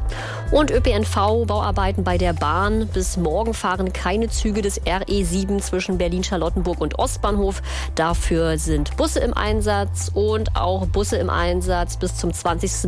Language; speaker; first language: German; native; German